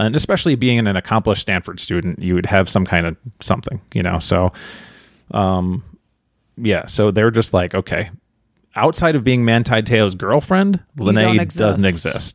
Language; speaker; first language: English; native; English